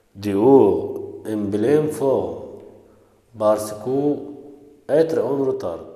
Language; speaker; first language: French; non-native, fluent; Arabic